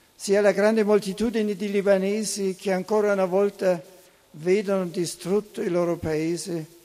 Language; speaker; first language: Italian; non-native, fluent; German